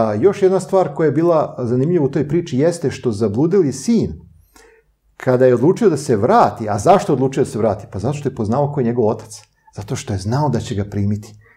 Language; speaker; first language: Serbian; native; Serbian